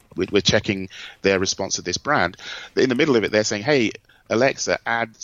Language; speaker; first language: English; native; English